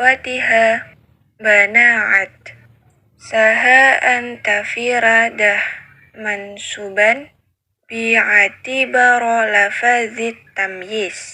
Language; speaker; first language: Arabic; non-native, learner; Indonesian